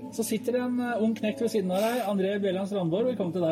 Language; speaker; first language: Norwegian; native; Norwegian